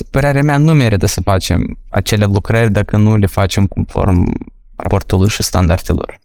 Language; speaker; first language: Romanian; non-native, local second language; Russian